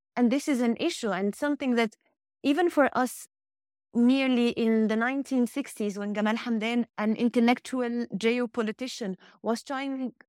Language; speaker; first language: English; non-native, fluent; Arabic